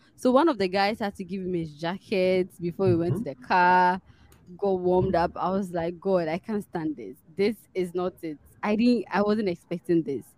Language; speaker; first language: English; non-native, local second language; Akan